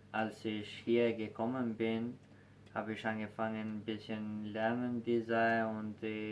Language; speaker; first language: German; non-native, learner; Albanian